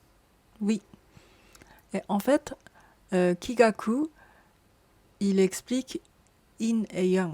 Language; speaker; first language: French; non-native, learner; Japanese